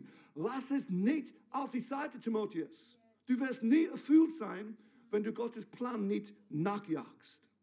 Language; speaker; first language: German; non-native, fluent; English